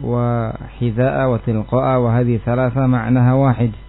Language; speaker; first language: Arabic; non-native, fluent; Indonesian